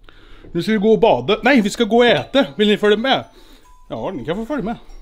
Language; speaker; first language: Swedish; native; Swedish